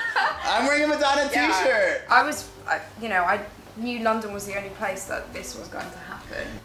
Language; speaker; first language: English; native; English